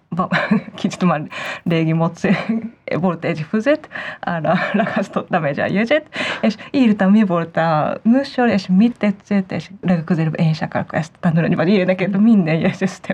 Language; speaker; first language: Hungarian; non-native, learner; Japanese